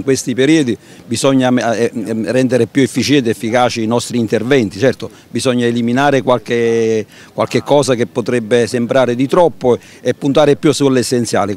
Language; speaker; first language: Italian; native; Italian